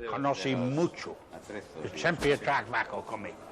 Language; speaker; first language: Spanish; non-native, learner; English